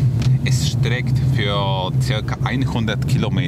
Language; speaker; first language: German; non-native, fluent; Polish